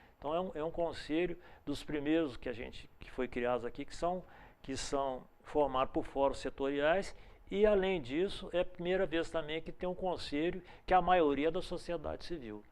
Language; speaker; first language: Portuguese; native; Portuguese